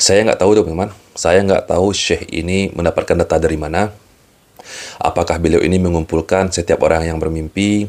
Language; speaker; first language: Indonesian; native; Indonesian